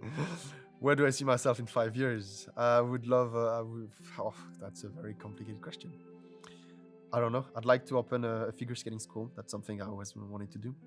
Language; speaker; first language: English; non-native, fluent; French